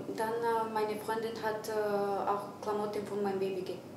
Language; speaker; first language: German; non-native, learner; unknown